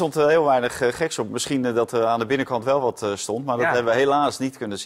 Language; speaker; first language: Dutch; native; Dutch